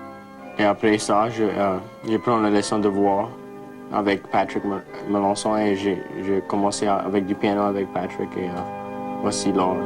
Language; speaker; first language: French; non-native, local second language; English